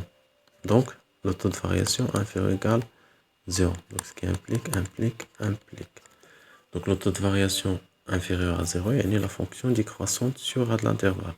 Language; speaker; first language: French; non-native, local second language; Arabic